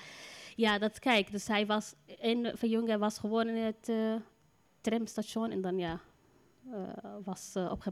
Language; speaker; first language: Dutch; non-native, learner; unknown